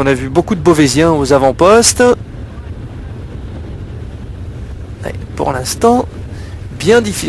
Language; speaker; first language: French; native; French